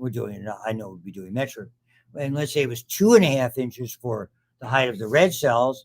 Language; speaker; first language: English; native; English